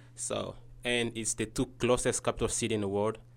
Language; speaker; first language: English; non-native, learner; Lingala